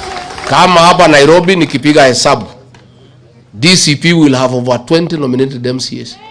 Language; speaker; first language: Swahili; non-native, local second language; Kikuyu